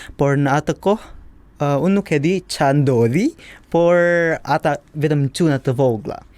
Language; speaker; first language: Albanian; non-native, learner; Indonesian